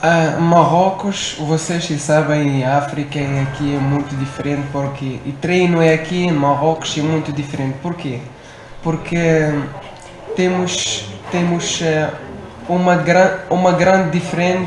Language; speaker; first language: Portuguese; non-native, learner; Arabic